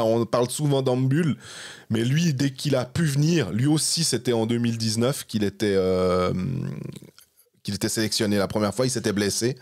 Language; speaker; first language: French; native; French